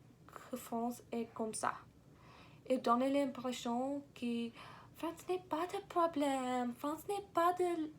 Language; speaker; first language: French; non-native, learner; English